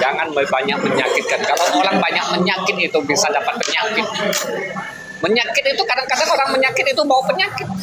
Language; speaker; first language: Indonesian; non-native, learner; Vietnamese